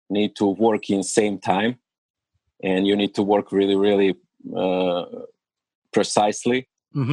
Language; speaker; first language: English; non-native, learner; Serbian